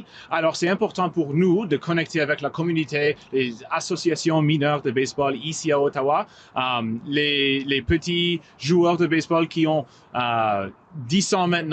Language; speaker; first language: French; non-native, local second language; English